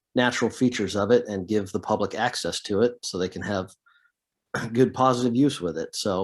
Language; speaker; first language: English; native; English